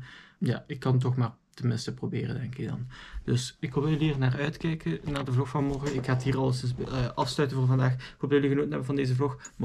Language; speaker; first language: Dutch; native; Dutch